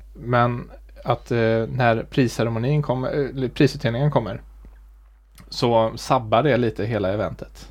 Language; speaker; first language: Swedish; native; Swedish